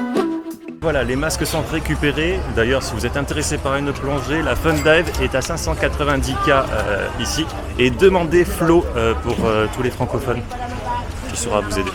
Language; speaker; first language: French; native; French